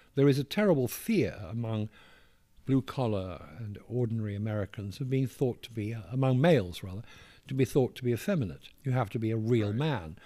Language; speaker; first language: English; native; English